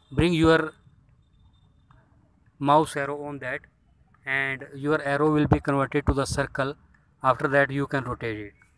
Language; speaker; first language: English; non-native, local second language; Hindi